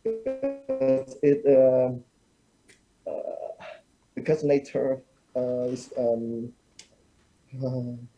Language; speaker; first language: English; non-native, learner; Vietnamese